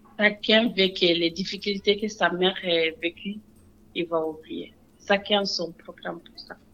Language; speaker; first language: French; non-native, local second language; Wolof